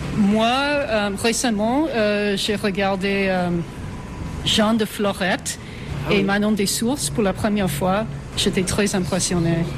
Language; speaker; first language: French; non-native, fluent; English